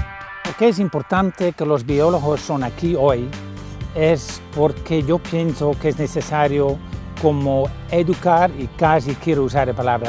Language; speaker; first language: Spanish; non-native, fluent; Dutch